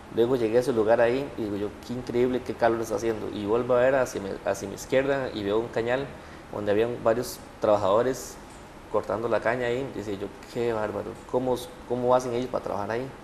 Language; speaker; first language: Spanish; native; Spanish